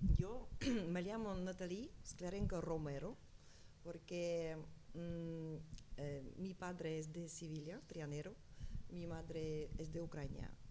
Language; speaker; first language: Spanish; non-native, learner; Ukrainian